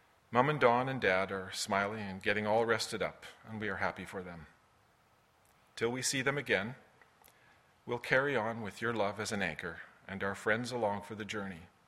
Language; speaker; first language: English; early bilingual, other home language; German